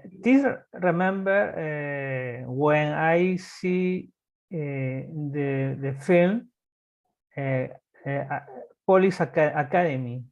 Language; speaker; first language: English; non-native, learner; Spanish